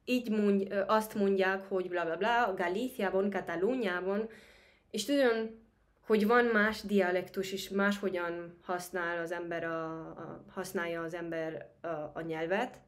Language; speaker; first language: Hungarian; non-native, fluent; Spanish